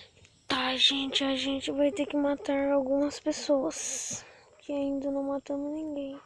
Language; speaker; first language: Portuguese; native; Portuguese